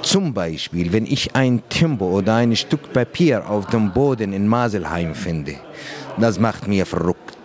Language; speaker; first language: German; non-native, learner; Arabic